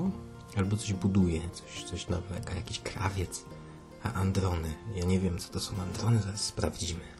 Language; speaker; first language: Polish; native; Polish